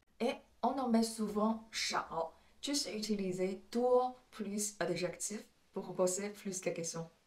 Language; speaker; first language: French; non-native, fluent; Chinese